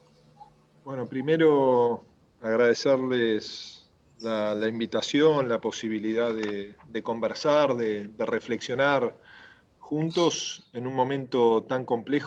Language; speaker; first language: Spanish; native; Spanish